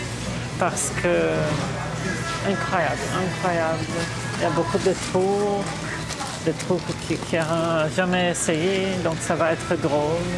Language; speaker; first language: French; non-native, fluent; Portuguese